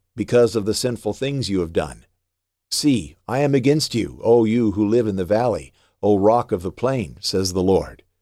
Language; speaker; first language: English; native; English